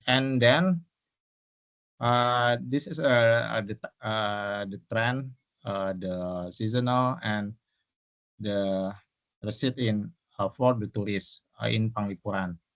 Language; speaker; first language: English; non-native, local second language; Indonesian